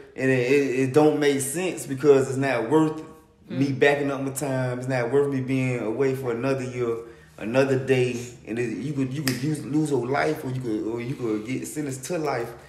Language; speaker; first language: English; native; English